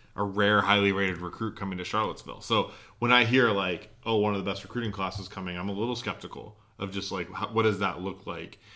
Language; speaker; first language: English; native; English